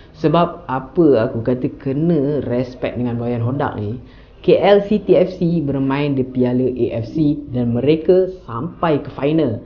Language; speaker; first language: Malay; native; Malay